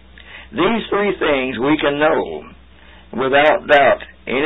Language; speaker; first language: English; native; English